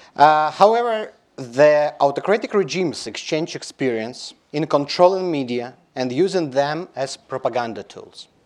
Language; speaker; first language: English; non-native, fluent; Belarusian